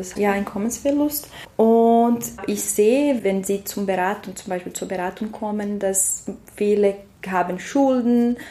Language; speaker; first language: German; non-native, fluent; Portuguese